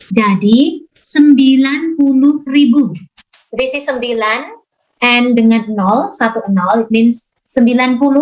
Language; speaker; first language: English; non-native, fluent; Indonesian